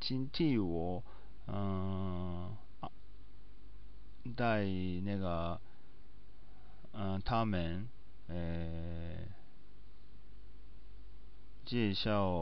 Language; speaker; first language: Chinese; non-native, learner; Japanese